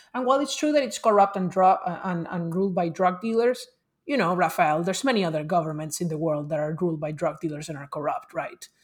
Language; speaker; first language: English; non-native, fluent; Spanish